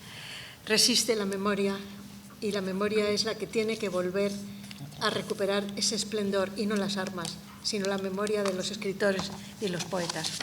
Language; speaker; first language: Spanish; native; Spanish